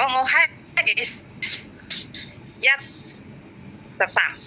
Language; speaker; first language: Chinese; non-native, learner; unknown